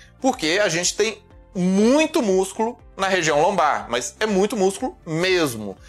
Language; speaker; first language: Portuguese; native; Portuguese